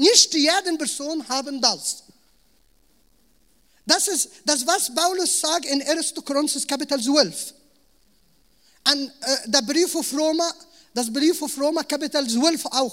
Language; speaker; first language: German; non-native, learner; Arabic